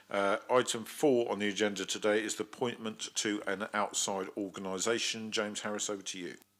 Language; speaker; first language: English; native; English